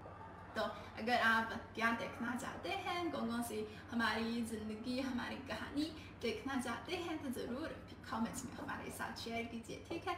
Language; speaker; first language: Hindi; non-native, learner; Chinese